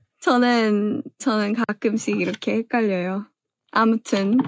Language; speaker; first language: Korean; early bilingual, heritage; English